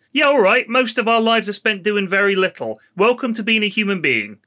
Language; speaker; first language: English; native; English